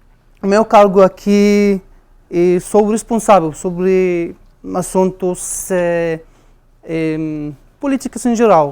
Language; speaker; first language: Portuguese; non-native, learner; Arabic